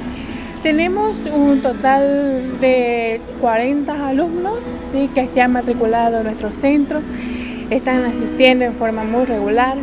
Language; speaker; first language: Spanish; native; Spanish